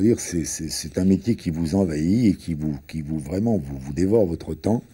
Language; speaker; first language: French; early bilingual, other home language; Italian